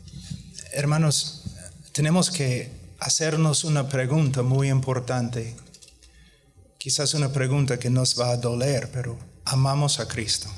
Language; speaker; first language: Spanish; non-native, fluent; English